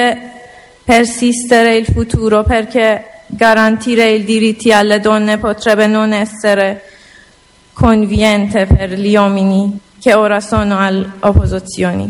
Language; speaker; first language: Italian; non-native, learner; Persian